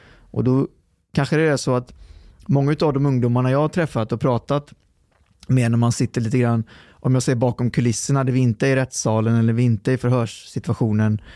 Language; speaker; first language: Swedish; early bilingual, other home language; Arabic